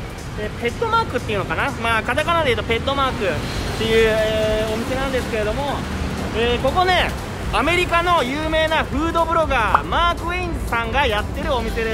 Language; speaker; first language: Japanese; native; Japanese